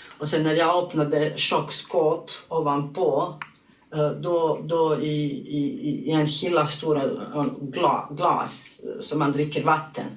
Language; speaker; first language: Swedish; non-native, learner; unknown